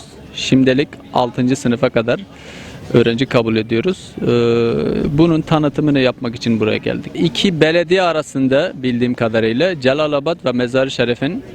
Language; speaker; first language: Turkish; non-native, fluent; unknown